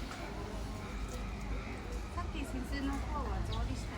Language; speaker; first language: Japanese; non-native, fluent; Mongolian